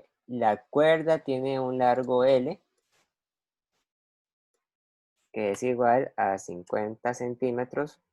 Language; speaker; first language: Spanish; native; Spanish